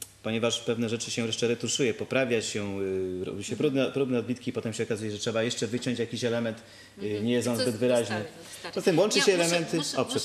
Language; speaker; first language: Polish; native; Polish